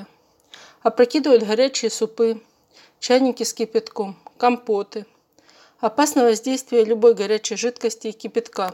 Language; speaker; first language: Russian; native; Russian